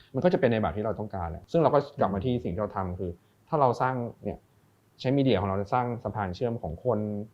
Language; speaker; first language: Thai; native; Thai